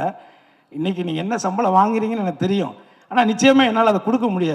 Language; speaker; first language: Tamil; native; Tamil